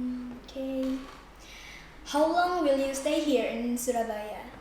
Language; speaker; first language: English; non-native, learner; Indonesian